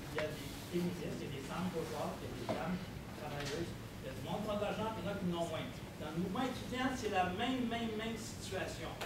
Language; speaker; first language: French; native; French